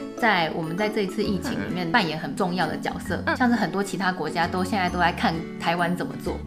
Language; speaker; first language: Chinese; native; Chinese